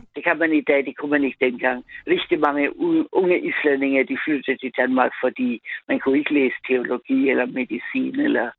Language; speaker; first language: Danish; non-native, fluent; German